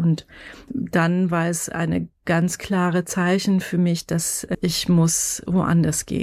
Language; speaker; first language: German; non-native, fluent; Persian